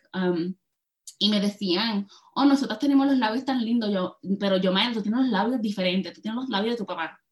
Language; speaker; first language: Spanish; early bilingual, heritage; Spanish